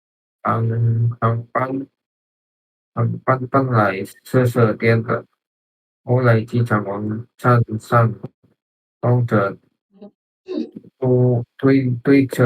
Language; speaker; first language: Chinese; non-native, learner; Indonesian